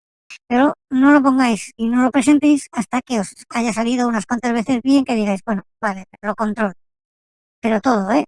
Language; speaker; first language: Spanish; native; Spanish